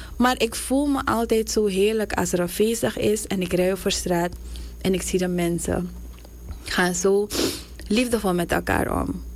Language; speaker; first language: Dutch; native; Dutch